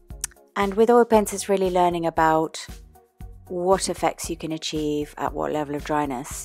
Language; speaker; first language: English; native; English